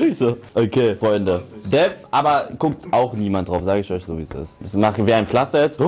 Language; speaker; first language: German; native; German